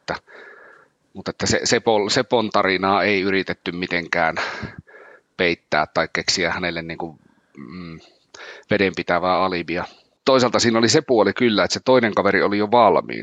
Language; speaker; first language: Finnish; native; Finnish